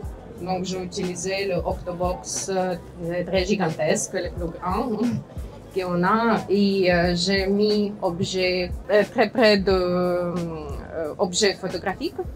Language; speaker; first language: French; non-native, fluent; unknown